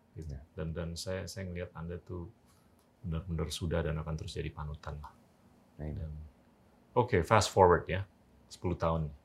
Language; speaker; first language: Indonesian; native; Indonesian